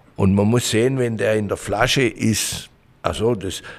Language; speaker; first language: German; native; German